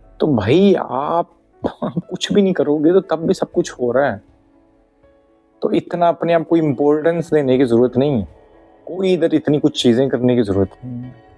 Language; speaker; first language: Hindi; non-native, local second language; Punjabi